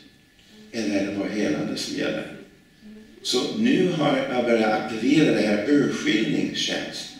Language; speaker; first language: Swedish; non-native, fluent; English